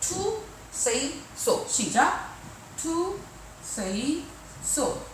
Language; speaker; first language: English; non-native, fluent; Korean